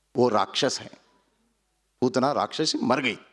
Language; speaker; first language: Hindi; non-native, local second language; Telugu